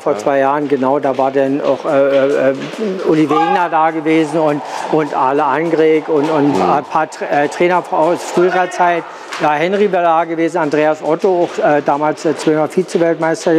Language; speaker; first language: German; native; German